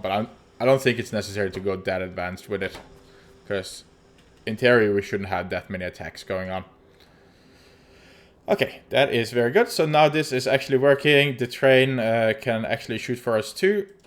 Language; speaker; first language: English; non-native, fluent; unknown